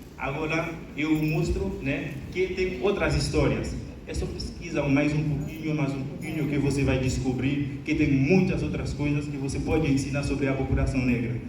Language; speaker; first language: Portuguese; non-native, fluent; Haitian Creole